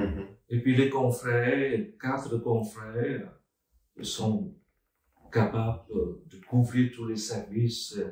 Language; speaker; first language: French; non-native, fluent; Vietnamese